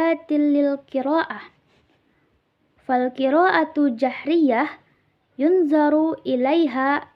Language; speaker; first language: Arabic; non-native, learner; Indonesian